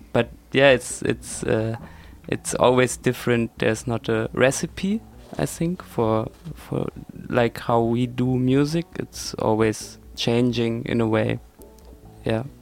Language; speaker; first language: English; non-native, fluent; German